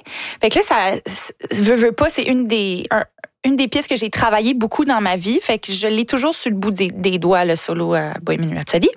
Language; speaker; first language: French; native; French